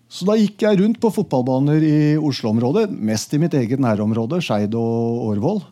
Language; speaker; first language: Norwegian; native; Norwegian